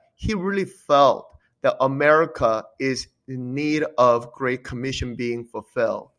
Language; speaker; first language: English; early bilingual, other home language; Korean